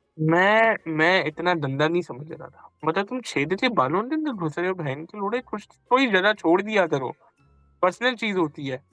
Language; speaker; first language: Urdu; early bilingual, heritage; Hindi